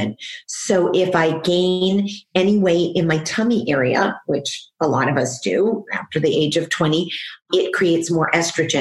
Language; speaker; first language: English; native; English